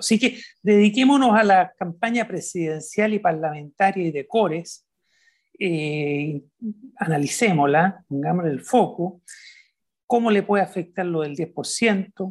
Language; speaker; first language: Spanish; native; Spanish